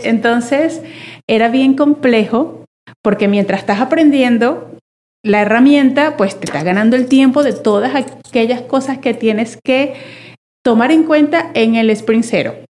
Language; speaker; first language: Spanish; native; Spanish